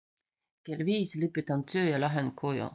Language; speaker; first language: Estonian; non-native, local second language; Russian